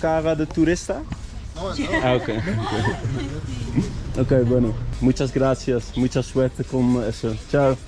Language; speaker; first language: Spanish; non-native, learner; Dutch